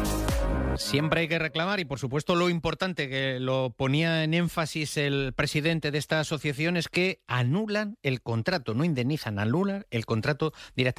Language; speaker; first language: Spanish; native; Spanish